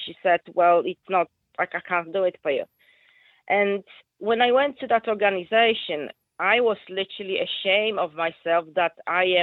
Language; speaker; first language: English; non-native, fluent; Polish